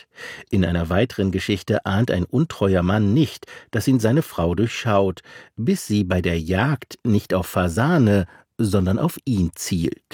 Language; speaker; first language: German; native; German